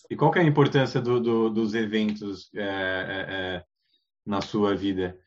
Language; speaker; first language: Portuguese; native; Portuguese